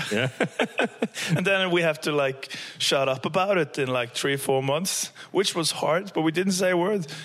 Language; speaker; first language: English; non-native, fluent; Norwegian